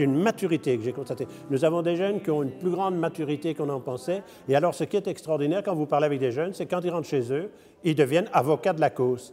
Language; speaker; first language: French; native; French